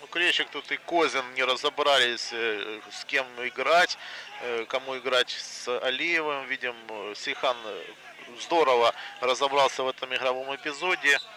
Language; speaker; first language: Russian; native; Russian